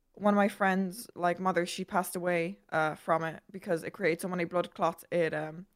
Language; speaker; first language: English; native; English